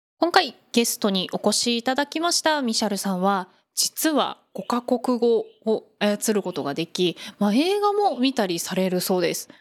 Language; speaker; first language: Japanese; native; Japanese